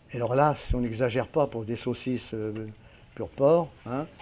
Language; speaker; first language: French; native; French